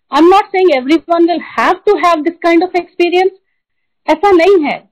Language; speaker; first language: Hindi; native; Hindi